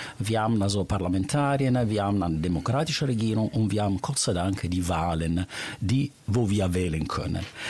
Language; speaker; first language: German; non-native, fluent; Italian